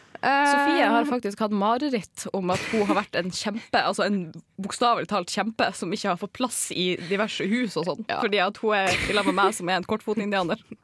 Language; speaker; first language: Norwegian; native; Norwegian